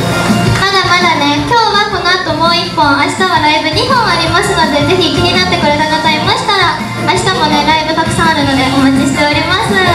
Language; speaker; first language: Japanese; native; Japanese